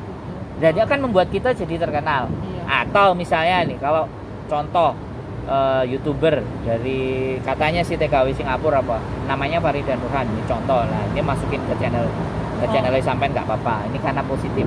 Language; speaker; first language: Indonesian; non-native, local second language; Javanese